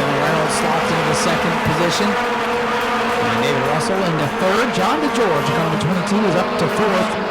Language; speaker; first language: English; native; English